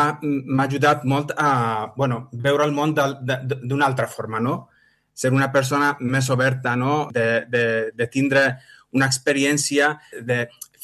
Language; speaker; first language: Catalan; non-native, fluent; Arabic